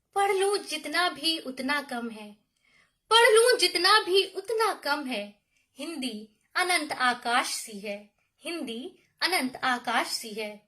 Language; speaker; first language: Hindi; native; Hindi